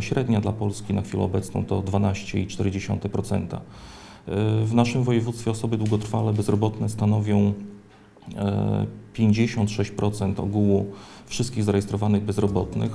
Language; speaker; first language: Polish; native; Polish